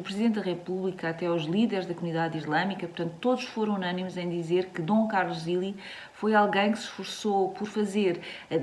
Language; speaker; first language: Portuguese; native; Portuguese